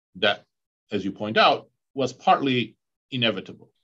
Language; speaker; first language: English; non-native, fluent; Turkish